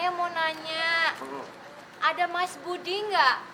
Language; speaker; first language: Indonesian; native; Indonesian